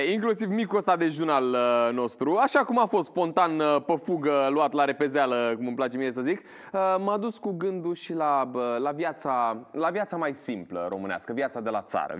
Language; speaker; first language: Romanian; native; Romanian